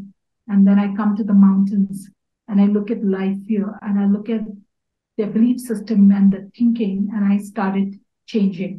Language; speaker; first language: English; non-native, local second language; Kachhi